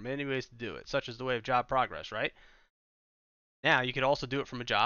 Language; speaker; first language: English; native; English